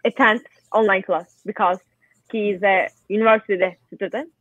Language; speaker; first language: English; non-native, learner; Turkish